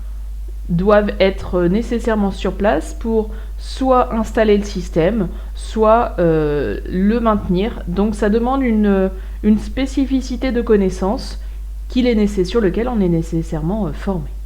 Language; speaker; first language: French; native; French